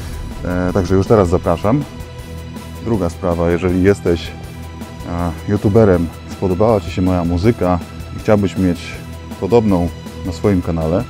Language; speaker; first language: Polish; native; Polish